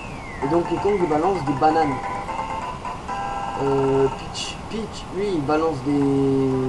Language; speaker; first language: French; native; French